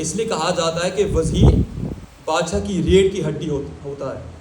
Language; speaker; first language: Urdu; early bilingual, heritage; Urdu